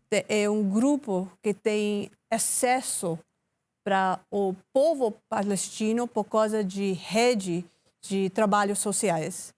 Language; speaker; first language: Portuguese; non-native, learner; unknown